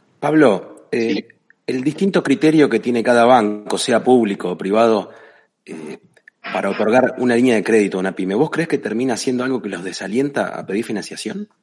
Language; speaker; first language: Spanish; native; Spanish